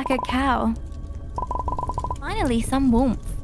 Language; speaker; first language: English; native; English